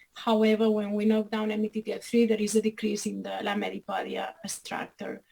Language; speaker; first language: English; non-native, fluent; Catalan